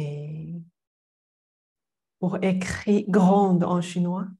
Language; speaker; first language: French; non-native, fluent; Chinese